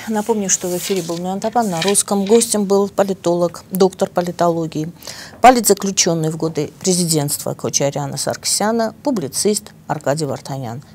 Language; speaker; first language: Russian; non-native, local second language; Armenian